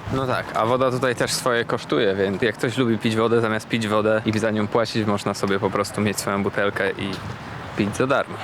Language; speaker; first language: Polish; native; Polish